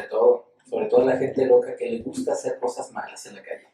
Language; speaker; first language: Spanish; native; Spanish